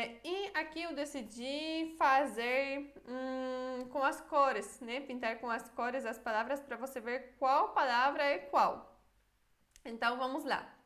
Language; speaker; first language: Portuguese; non-native, fluent; Polish